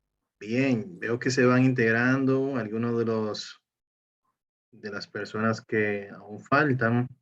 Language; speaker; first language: Spanish; native; Spanish